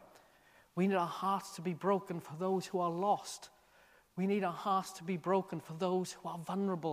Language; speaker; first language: English; native; English